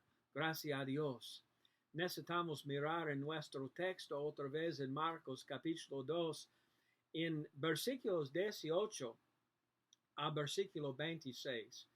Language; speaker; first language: Spanish; non-native, learner; English